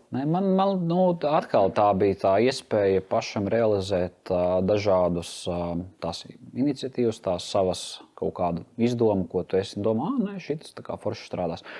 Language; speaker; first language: Latvian; native; Latvian